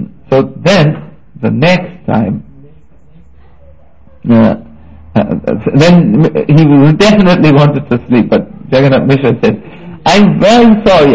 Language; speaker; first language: English; non-native, fluent; German